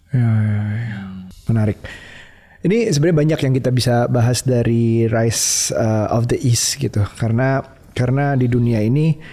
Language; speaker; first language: Indonesian; native; Indonesian